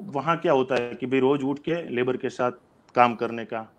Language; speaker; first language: Hindi; non-native, local second language; Gujarati